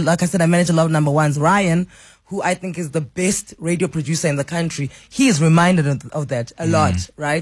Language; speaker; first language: English; non-native, local second language; Xhosa